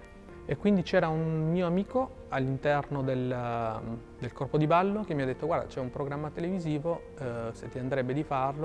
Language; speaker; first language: Italian; non-native, fluent; Spanish